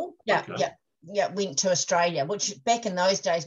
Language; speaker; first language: English; native; English